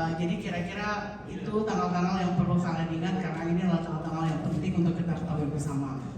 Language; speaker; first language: Indonesian; native; Indonesian